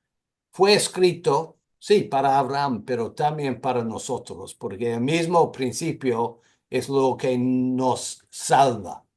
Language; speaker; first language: Spanish; non-native, fluent; English